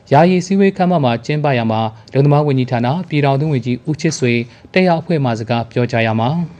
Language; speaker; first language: Burmese; native; Burmese